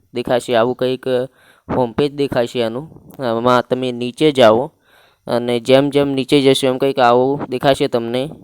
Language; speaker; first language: Gujarati; native; Gujarati